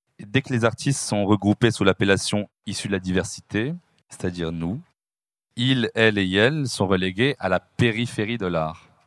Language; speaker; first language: French; native; French